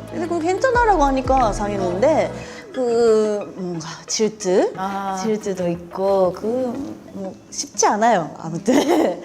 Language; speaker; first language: Korean; non-native, learner; Japanese